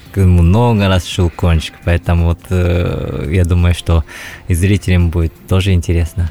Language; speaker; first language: Russian; non-native, fluent; Japanese